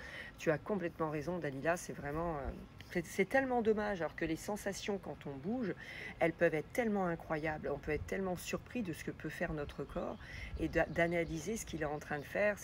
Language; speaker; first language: French; native; French